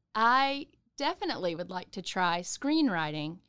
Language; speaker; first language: English; native; English